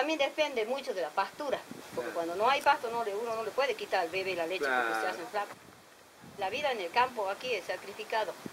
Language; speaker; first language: Spanish; native; Spanish